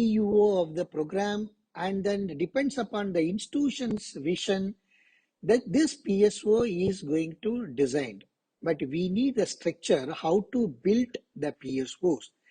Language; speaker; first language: English; non-native, local second language; Tamil